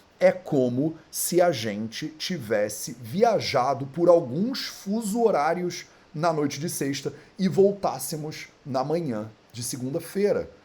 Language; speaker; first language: Portuguese; native; Portuguese